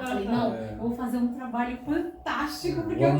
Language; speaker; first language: Portuguese; native; Portuguese